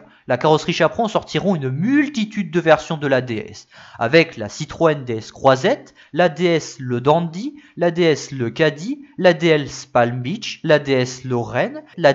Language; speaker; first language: French; native; French